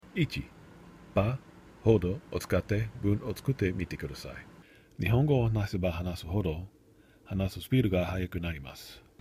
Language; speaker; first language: Japanese; non-native, learner; English